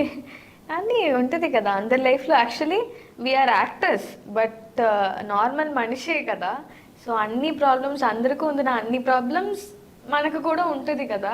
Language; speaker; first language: Telugu; non-native, learner; Tamil